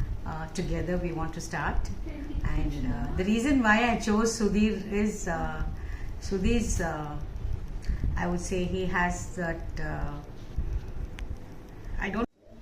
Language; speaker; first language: English; non-native, local second language; Telugu